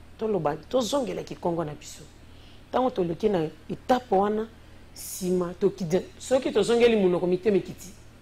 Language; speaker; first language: Lingala; non-native, local second language; Kongo